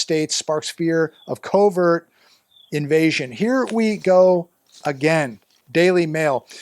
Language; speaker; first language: English; native; English